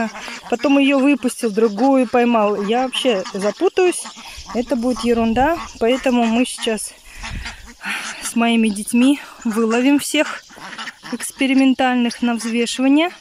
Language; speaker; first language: Russian; native; Russian